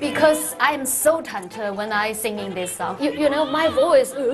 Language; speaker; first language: English; non-native, learner; Chinese